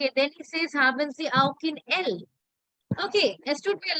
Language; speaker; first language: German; non-native, fluent; Hindi